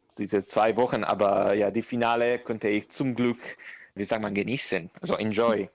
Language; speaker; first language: German; non-native, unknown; Italian